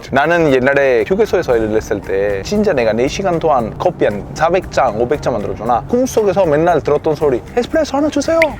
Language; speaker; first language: Korean; non-native, fluent; Italian